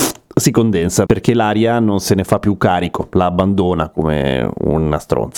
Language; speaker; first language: Italian; native; Italian